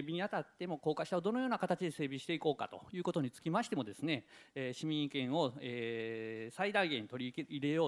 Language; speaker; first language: Japanese; native; Japanese